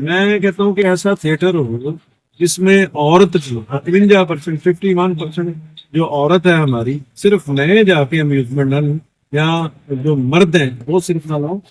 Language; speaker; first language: Urdu; non-native, local second language; Punjabi